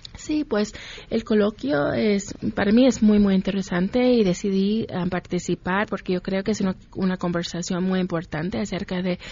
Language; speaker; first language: Spanish; early bilingual, heritage; Spanish